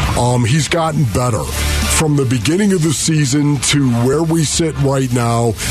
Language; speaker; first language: English; native; English